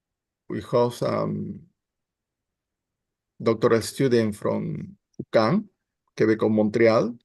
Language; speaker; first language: English; non-native, learner; Spanish